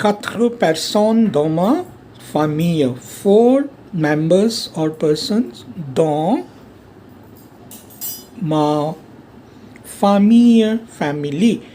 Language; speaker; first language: French; non-native, learner; Hindi